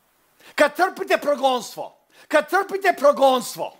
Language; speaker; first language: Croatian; early bilingual, heritage; Croatian